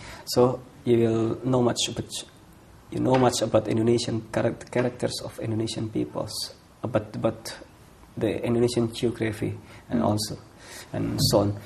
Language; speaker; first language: English; non-native, fluent; Indonesian